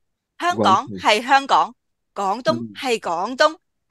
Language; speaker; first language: Cantonese; native; Cantonese